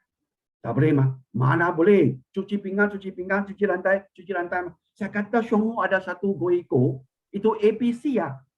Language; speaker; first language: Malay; non-native, local second language; Min Nan Chinese